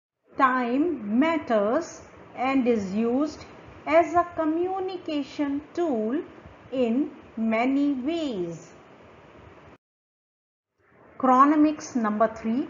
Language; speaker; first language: English; non-native, local second language; Hindi